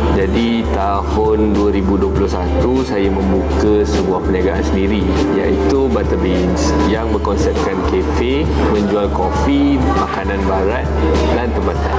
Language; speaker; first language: Malay; native; Malay